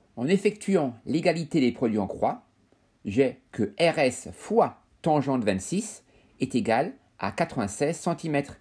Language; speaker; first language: French; native; French